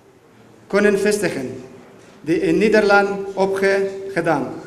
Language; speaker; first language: Dutch; non-native, fluent; Persian